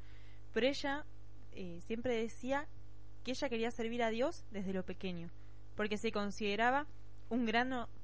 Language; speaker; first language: Spanish; native; Spanish